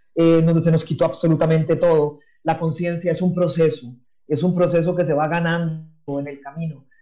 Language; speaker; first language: Spanish; non-native, local second language; English